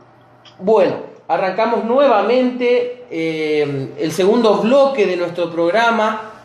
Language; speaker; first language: Spanish; native; Spanish